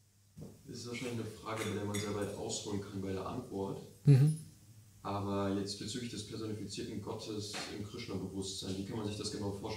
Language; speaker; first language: German; native; German